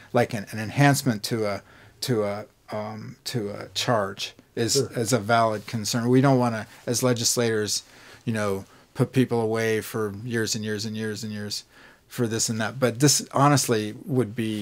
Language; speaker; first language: English; native; English